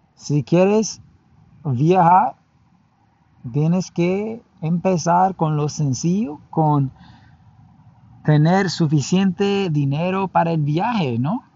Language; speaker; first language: Spanish; non-native, learner; English